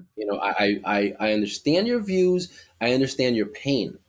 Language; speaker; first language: English; early bilingual, other home language; Spanish